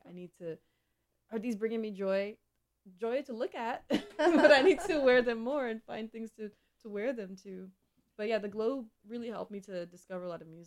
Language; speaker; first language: English; non-native, local second language; Igbo